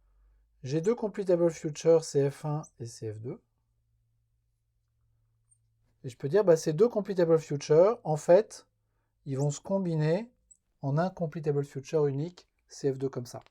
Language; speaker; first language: French; native; French